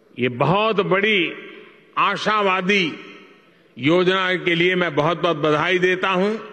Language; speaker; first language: Hindi; non-native, local second language; Gujarati